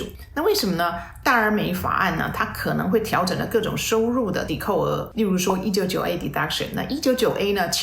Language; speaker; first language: Chinese; native; Chinese